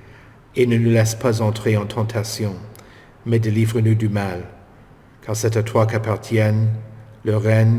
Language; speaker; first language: French; native; French